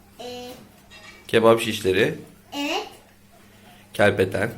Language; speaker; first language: Turkish; native; Turkish